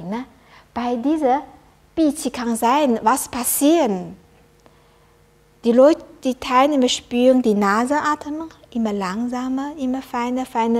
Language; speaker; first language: German; non-native, learner; Chinese